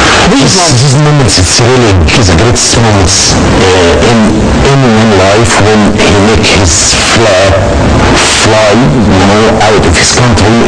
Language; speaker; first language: English; non-native, learner; Arabic